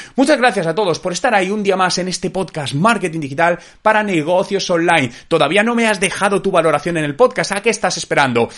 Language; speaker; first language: Spanish; native; Spanish